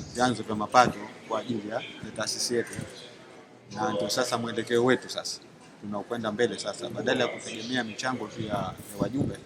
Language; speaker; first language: Swahili; native; Swahili